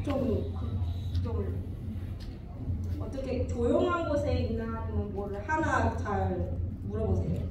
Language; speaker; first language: Korean; early bilingual, heritage; English